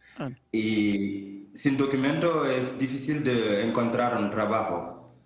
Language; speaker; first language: Spanish; non-native, fluent; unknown